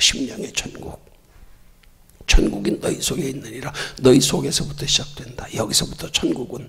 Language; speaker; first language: Korean; native; Korean